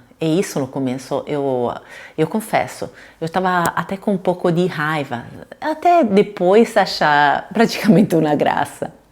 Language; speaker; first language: Portuguese; non-native, fluent; Italian